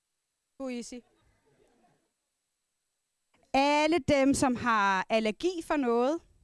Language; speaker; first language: Danish; non-native, local second language; Kalaallisut